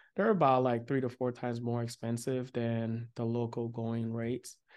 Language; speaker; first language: English; early bilingual, other home language; Yoruba